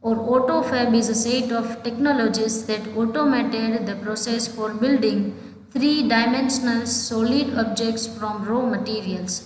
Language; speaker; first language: English; non-native, local second language; Gujarati